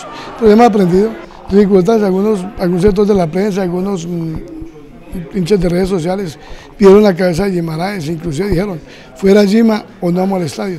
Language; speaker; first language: Spanish; native; Spanish